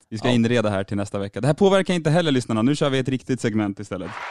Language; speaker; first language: Swedish; native; Swedish